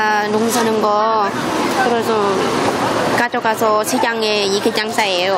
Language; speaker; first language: Korean; non-native, learner; Vietnamese